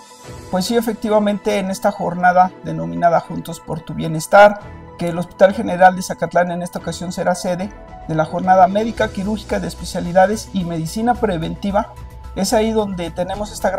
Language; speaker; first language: Spanish; native; Spanish